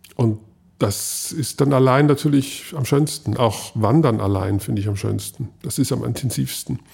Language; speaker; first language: German; native; German